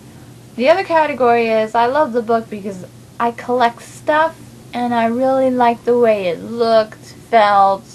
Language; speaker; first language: English; native; English